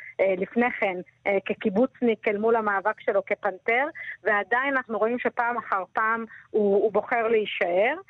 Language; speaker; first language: Hebrew; native; Hebrew